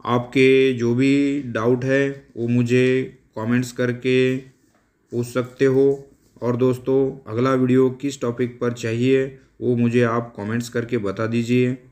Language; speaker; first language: Hindi; non-native, local second language; Marathi